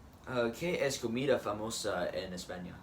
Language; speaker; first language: Spanish; non-native, learner; English